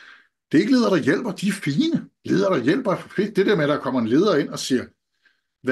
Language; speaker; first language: Danish; native; Danish